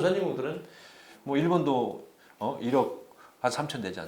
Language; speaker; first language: Korean; native; Korean